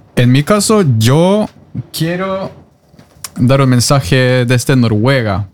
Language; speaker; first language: Spanish; non-native, fluent; Norwegian